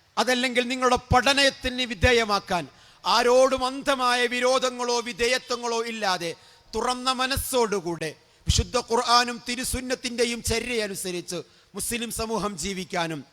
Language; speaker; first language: Malayalam; native; Malayalam